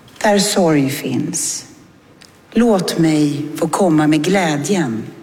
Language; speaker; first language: Swedish; native; Swedish